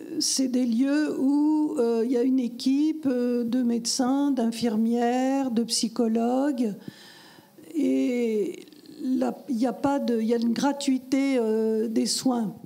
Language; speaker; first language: French; native; French